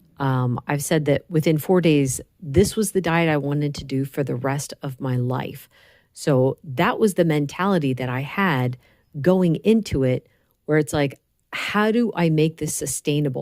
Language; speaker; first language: English; native; English